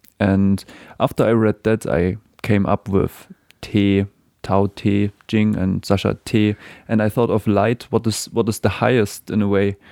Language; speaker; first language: English; non-native, fluent; German